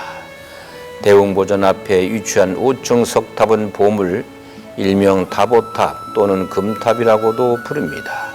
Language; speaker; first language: Korean; native; Korean